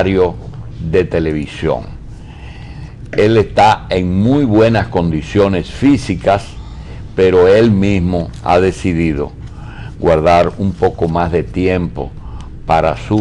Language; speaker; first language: Spanish; native; Spanish